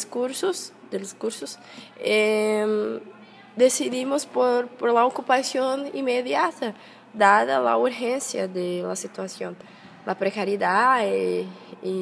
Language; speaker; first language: Spanish; non-native, fluent; Portuguese